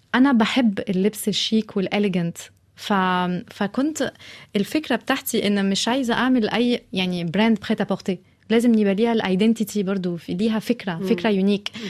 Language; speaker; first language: Arabic; early bilingual, heritage; Arabic